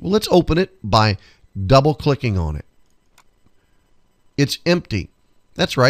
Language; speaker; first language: English; native; English